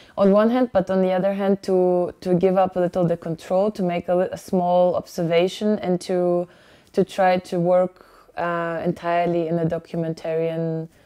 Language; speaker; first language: English; early bilingual, other home language; Ukrainian